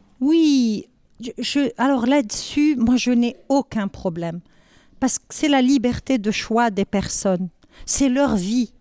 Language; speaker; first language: French; non-native, local second language; Arabic